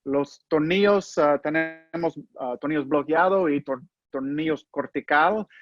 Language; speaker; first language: Spanish; non-native, learner; English